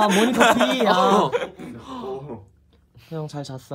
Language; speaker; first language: Korean; native; Korean